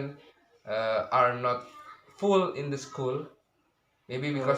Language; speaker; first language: English; non-native, learner; Indonesian